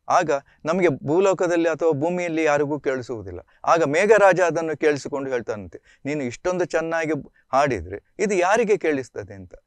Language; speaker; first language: Kannada; native; Kannada